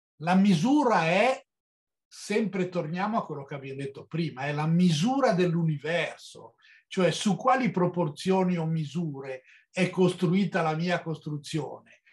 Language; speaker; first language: Italian; native; Italian